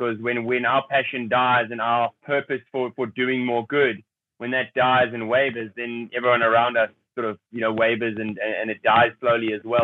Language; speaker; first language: English; native; English